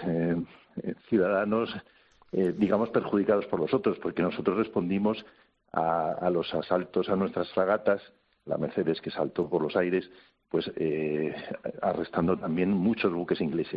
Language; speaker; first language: Spanish; native; Spanish